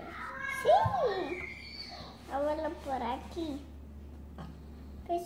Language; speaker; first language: Spanish; early bilingual, other home language; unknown